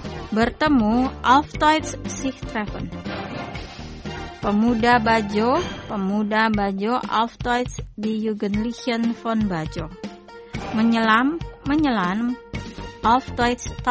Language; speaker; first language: German; non-native, fluent; Indonesian